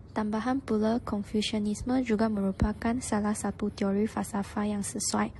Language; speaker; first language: Malay; non-native, local second language; Chinese